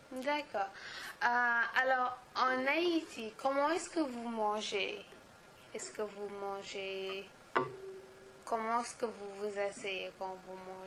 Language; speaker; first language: French; non-native, local second language; Wolof